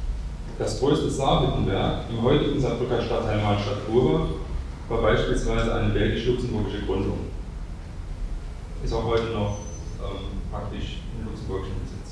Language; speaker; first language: German; native; German